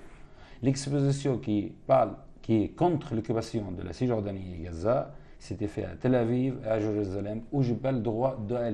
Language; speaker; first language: French; non-native, fluent; Arabic